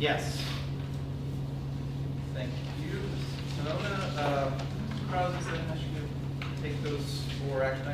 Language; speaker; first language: English; native; English